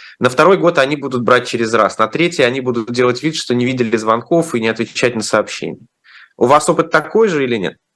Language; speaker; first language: Russian; native; Russian